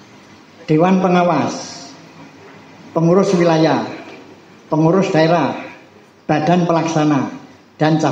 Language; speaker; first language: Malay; non-native, local second language; Javanese